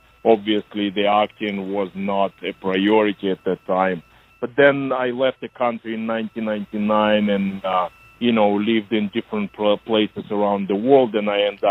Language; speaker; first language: English; non-native, fluent; Ukrainian